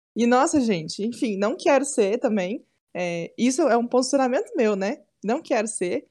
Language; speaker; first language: Portuguese; native; Portuguese